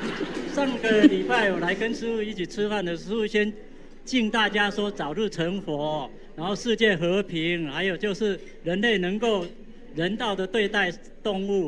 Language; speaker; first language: Chinese; native; Chinese